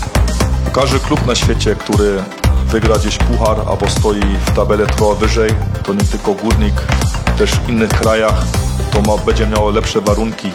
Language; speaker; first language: Polish; early bilingual, heritage; Polish